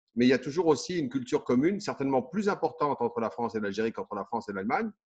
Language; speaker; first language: French; early bilingual, other home language; Kabyle